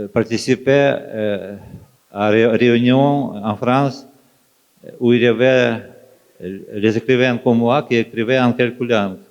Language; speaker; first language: French; non-native, fluent; Ukrainian